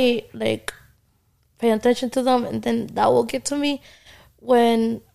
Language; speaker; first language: English; native; English